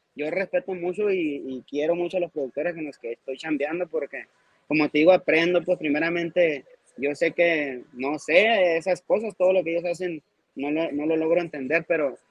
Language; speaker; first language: Spanish; non-native, local second language; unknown